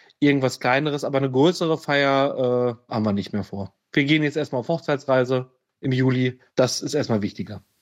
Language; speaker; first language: German; native; German